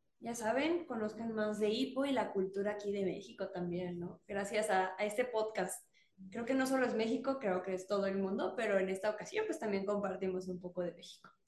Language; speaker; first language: Spanish; native; Spanish